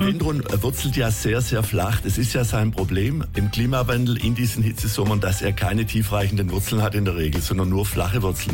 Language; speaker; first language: German; native; German